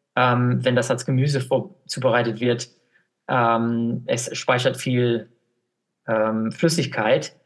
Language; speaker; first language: German; non-native, fluent; English